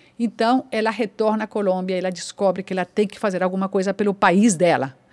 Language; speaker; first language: Portuguese; non-native, fluent; Spanish